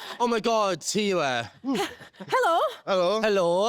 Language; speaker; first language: Welsh; native; Welsh